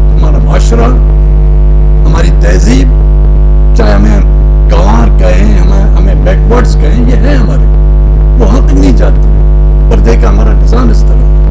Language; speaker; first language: Urdu; non-native, local second language; Brahui